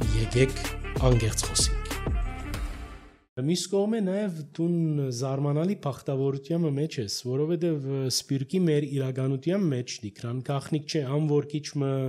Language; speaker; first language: Armenian; early bilingual, heritage; Armenian